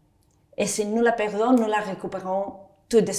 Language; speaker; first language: French; non-native, fluent; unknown